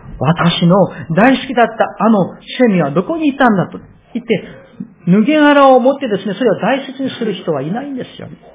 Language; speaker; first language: Japanese; non-native, fluent; Korean